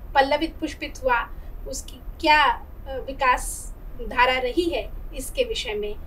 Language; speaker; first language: Hindi; native; Hindi